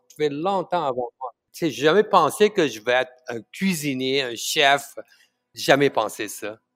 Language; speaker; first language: French; non-native, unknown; Tamil